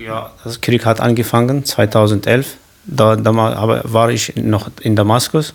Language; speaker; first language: German; non-native, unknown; Kurdish